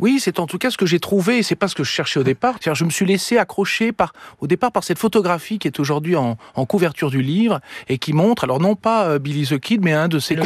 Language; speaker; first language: French; native; French